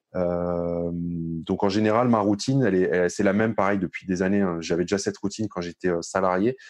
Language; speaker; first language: French; native; French